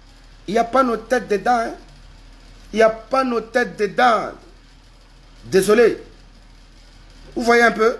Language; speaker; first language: French; non-native, local second language; Lingala